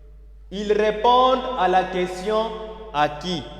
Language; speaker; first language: French; non-native, learner; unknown